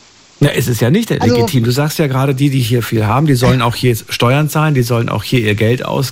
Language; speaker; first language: German; native; German